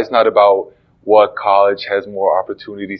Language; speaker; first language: English; non-native, fluent; German